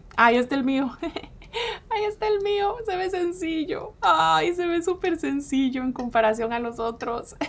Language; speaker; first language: Spanish; early bilingual, heritage; Spanish